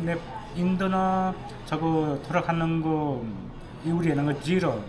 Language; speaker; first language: Korean; non-native, learner; Nepali